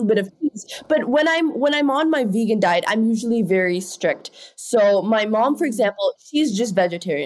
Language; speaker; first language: English; non-native, local second language; Hindi